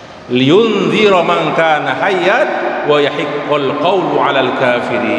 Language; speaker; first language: Arabic; non-native, fluent; Madurese